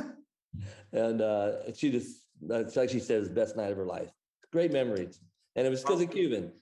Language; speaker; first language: English; native; English